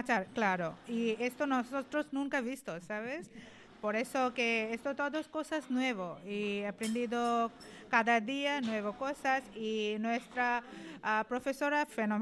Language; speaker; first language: Spanish; non-native, learner; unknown